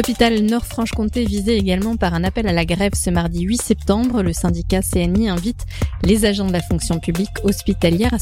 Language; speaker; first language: French; native; French